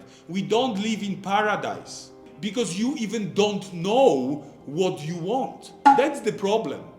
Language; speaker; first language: English; non-native, fluent; Polish